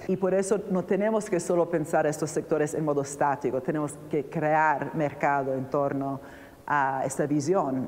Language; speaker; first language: Spanish; non-native, fluent; Italian